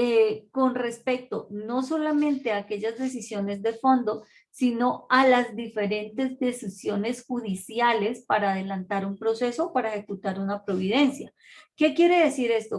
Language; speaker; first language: Spanish; native; Spanish